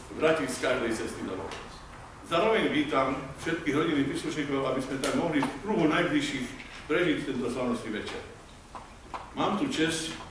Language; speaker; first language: Slovak; native; Slovak